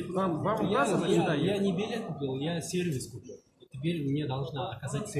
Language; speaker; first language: Russian; non-native, local second language; Kyrgyz